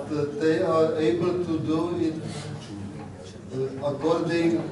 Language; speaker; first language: English; non-native, learner; Czech